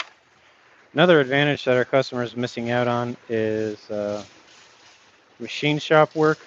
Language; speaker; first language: English; native; English